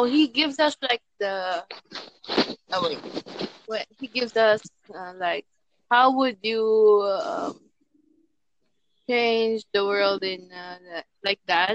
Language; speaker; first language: English; non-native, local second language; Filipino